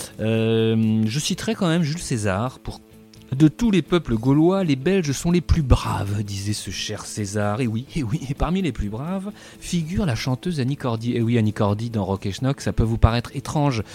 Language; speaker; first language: French; native; French